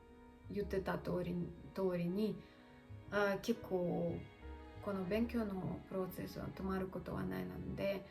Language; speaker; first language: Japanese; non-native, learner; Russian